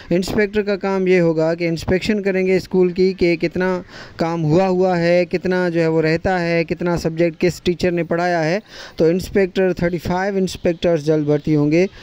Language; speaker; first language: Urdu; non-native, local second language; Sindhi